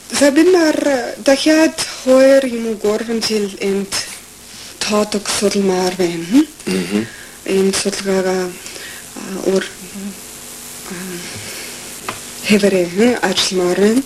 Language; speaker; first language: Mongolian; non-native, fluent; English